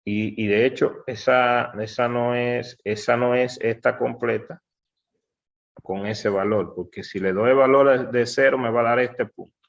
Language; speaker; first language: Spanish; native; Spanish